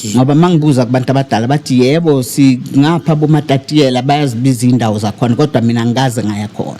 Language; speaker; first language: Zulu; native; Zulu